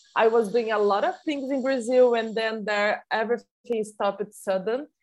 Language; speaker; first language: English; non-native, fluent; Portuguese